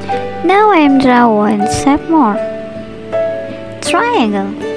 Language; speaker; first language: English; non-native, learner; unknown